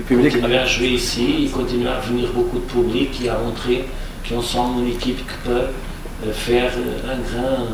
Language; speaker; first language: French; non-native, fluent; Portuguese